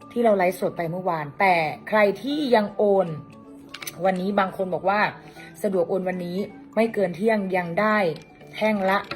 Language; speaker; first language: Thai; native; Thai